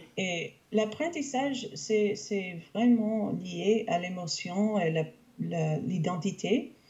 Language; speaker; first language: French; non-native, fluent; English